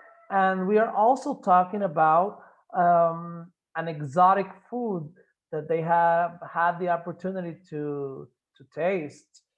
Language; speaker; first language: English; non-native, fluent; Spanish